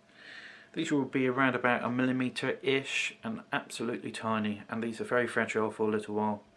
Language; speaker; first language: English; native; English